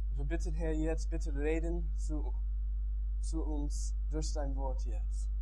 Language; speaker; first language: German; non-native, learner; English